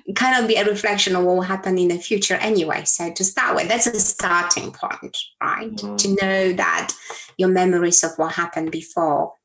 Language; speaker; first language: English; non-native, fluent; Polish